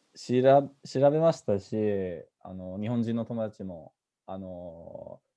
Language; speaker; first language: Japanese; non-native, fluent; English